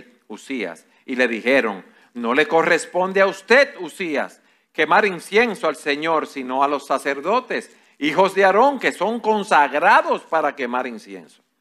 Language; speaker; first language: Spanish; native; Spanish